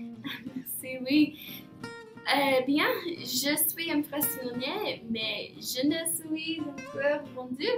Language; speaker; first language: French; non-native, learner; English